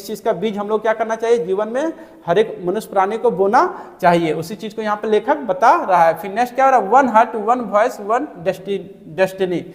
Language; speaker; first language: Hindi; native; Hindi